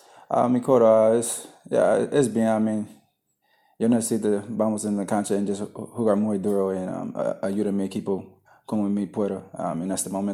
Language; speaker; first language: Spanish; non-native, learner; English